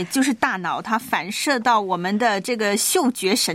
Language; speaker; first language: Chinese; native; Chinese